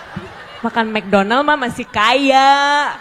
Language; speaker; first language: Indonesian; native; Indonesian